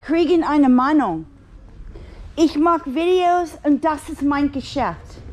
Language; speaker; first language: German; non-native, learner; English